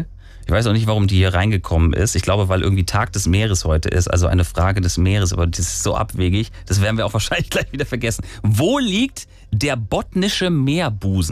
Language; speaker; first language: German; native; German